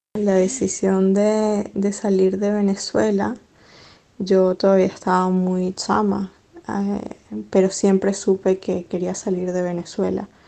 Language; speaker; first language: Spanish; native; Spanish